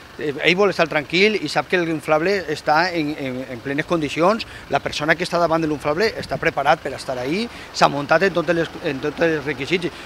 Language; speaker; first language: Catalan; native; Catalan